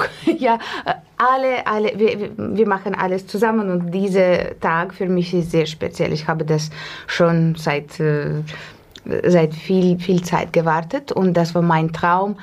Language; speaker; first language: German; non-native, learner; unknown